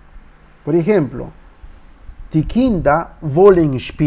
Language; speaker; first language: German; non-native, learner; Spanish